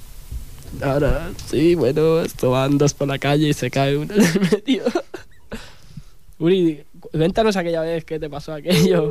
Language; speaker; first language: Spanish; native; Spanish